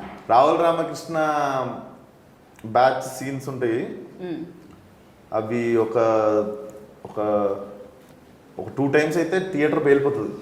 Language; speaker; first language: Telugu; native; Telugu